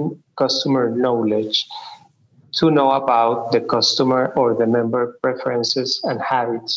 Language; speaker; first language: English; non-native, fluent; Spanish